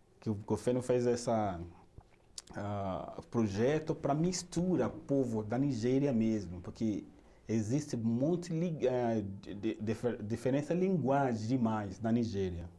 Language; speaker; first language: Portuguese; non-native, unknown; Yoruba